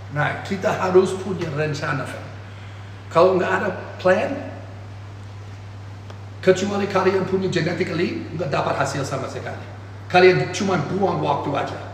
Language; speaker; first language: Indonesian; non-native, fluent; English